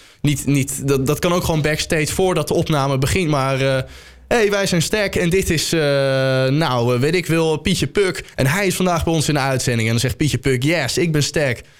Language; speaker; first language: Dutch; native; Dutch